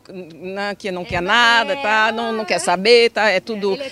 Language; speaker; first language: Portuguese; non-native, fluent; French